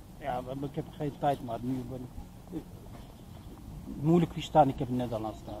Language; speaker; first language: Dutch; non-native, learner; Turkish